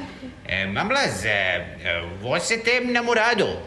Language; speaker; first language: Portuguese; non-native, learner; Serbian